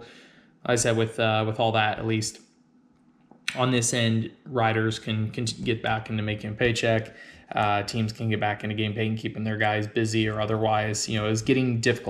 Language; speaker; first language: English; native; English